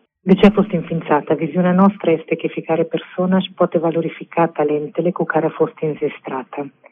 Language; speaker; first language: Romanian; non-native, fluent; Italian